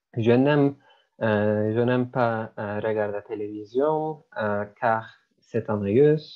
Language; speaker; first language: French; non-native, learner; Turkish